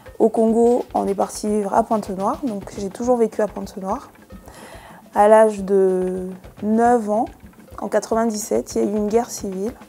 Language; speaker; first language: French; early bilingual, other home language; Lingala